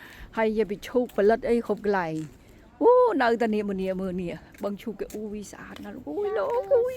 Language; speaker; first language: Khmer; native; Khmer